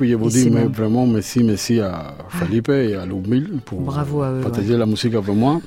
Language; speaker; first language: French; non-native, learner; Spanish